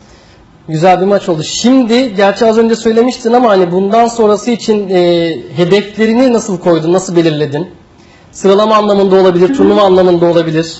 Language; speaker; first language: Turkish; native; Turkish